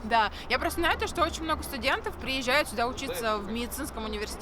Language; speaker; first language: Russian; native; Russian